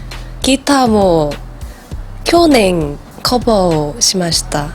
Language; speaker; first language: Japanese; non-native, learner; Korean